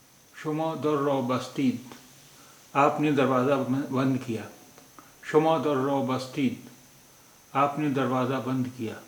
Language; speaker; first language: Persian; non-native, fluent; Urdu